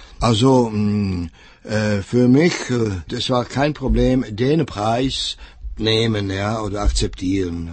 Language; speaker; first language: German; non-native, fluent; Czech